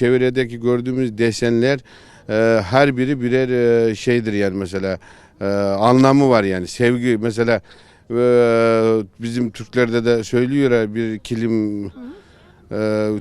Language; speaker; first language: Turkish; non-native, local second language; Kyrgyz